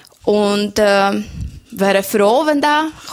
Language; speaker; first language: German; non-native, learner; Slovak